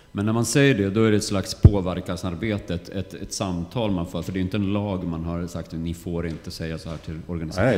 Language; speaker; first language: Swedish; native; Swedish